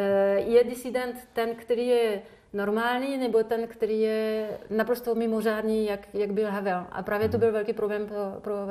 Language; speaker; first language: Czech; non-native, fluent; French